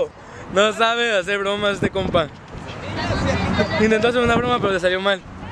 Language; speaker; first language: Spanish; native; Spanish